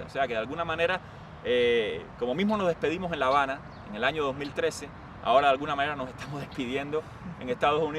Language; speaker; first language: Spanish; native; Spanish